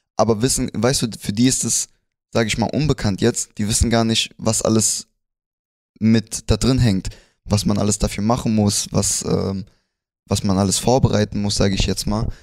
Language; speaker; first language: German; early bilingual, other home language; Spanish